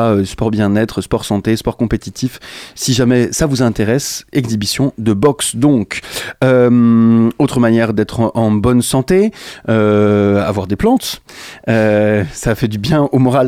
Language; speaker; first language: French; native; French